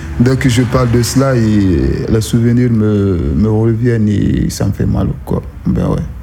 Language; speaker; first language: French; non-native, local second language; Susu